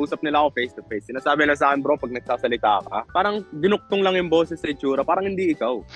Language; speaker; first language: Filipino; non-native, fluent; Arabic